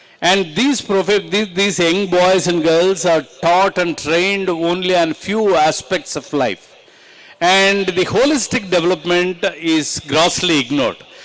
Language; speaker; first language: English; non-native, local second language; Telugu